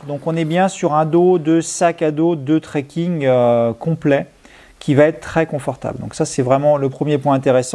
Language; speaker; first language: French; native; French